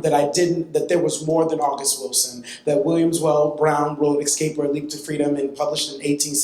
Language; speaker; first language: English; native; English